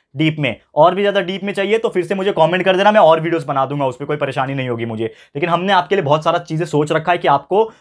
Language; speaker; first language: Hindi; native; Hindi